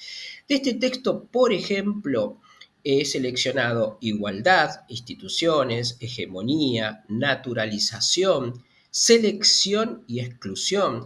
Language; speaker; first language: Spanish; native; Spanish